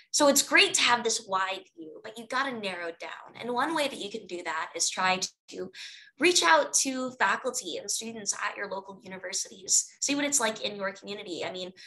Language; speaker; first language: English; native; English